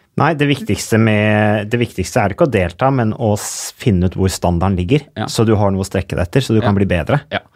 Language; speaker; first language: Norwegian; native; Norwegian